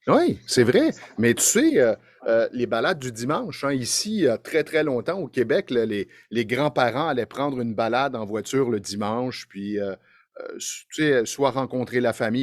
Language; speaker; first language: French; native; French